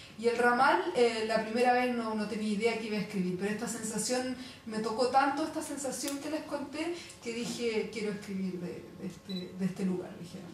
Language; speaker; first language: Spanish; native; Spanish